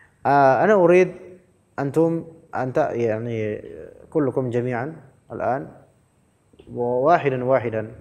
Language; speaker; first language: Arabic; non-native, fluent; Indonesian